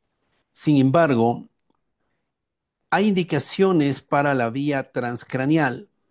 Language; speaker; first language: Spanish; native; Spanish